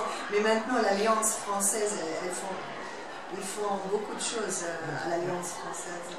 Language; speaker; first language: French; non-native, fluent; Arabic